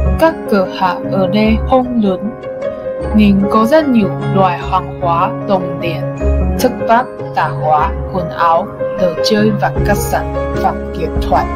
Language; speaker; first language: Vietnamese; non-native, learner; Chinese